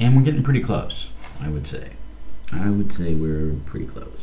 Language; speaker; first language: English; native; English